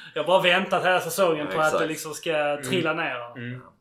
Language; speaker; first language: Swedish; native; Swedish